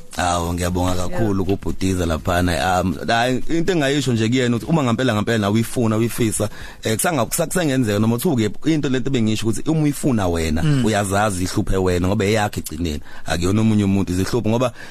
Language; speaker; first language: Zulu; native; Zulu